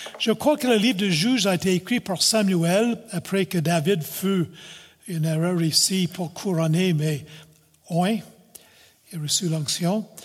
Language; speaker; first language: French; non-native, local second language; English